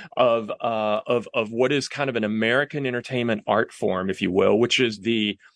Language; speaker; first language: English; non-native, local second language; Cantonese